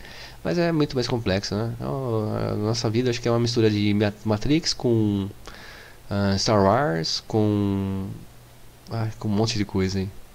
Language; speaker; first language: Portuguese; native; Portuguese